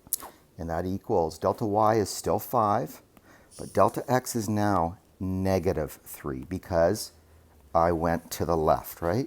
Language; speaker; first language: English; native; English